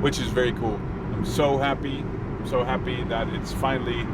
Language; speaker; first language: English; non-native, fluent; Dutch